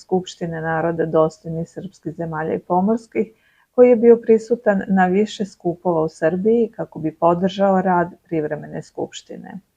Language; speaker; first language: Serbian; native; Serbian